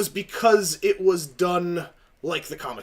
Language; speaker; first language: English; native; English